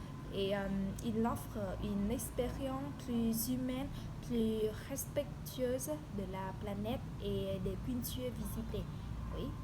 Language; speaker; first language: French; non-native, learner; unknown